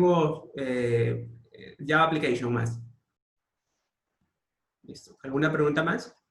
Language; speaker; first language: Spanish; native; Spanish